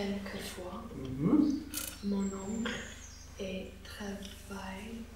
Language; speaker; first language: French; non-native, learner; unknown